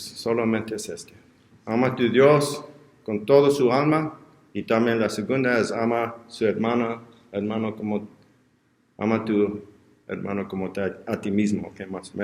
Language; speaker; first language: Spanish; non-native, learner; English